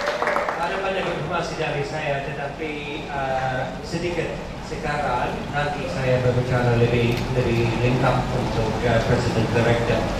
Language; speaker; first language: Indonesian; non-native, learner; English